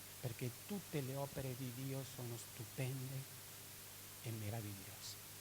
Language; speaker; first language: Italian; non-native, fluent; Spanish